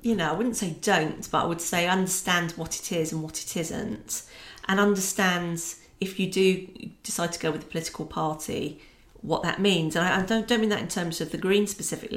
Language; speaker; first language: English; native; English